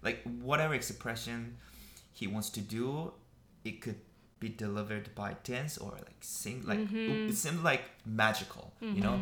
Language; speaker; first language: English; non-native, fluent; Korean